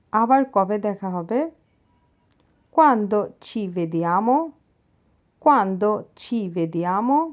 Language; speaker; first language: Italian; non-native, learner; Bangla